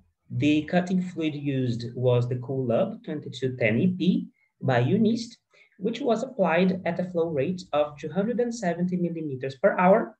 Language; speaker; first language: English; non-native, fluent; Portuguese